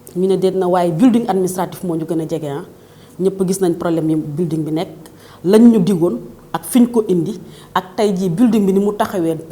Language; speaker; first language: Wolof; native; Wolof